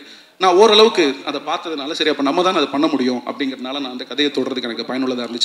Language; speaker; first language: Tamil; native; Tamil